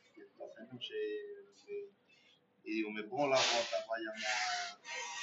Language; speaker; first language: Spanish; native; Spanish